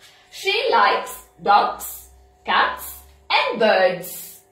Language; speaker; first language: English; non-native, local second language; Morisyen